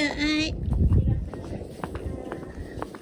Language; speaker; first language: Japanese; non-native, learner; Filipino